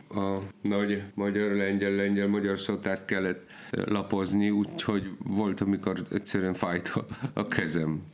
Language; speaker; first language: Hungarian; non-native, fluent; Polish